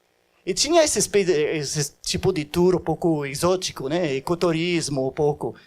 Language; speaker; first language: Portuguese; non-native, fluent; French